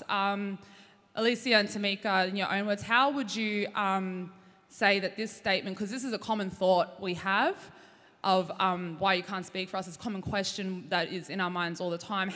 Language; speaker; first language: English; native; English